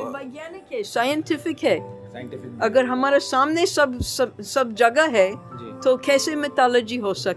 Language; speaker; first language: Hindi; non-native, fluent; English